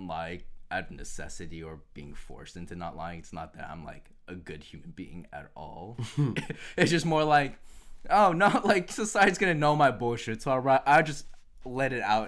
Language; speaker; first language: English; native; English